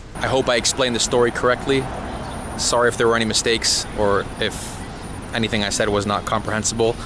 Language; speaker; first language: English; native; English